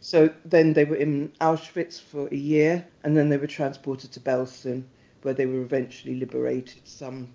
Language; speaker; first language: English; native; English